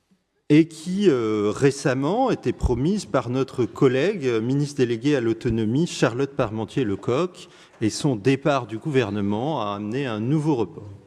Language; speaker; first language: French; native; French